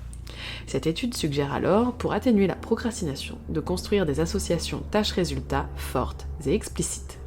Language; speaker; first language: French; native; French